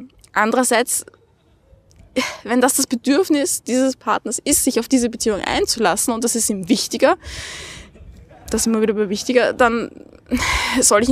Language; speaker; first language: German; native; German